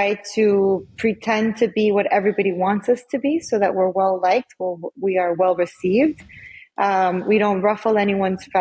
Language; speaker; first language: English; early bilingual, other home language; Spanish